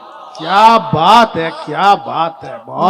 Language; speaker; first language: Hindi; native; Hindi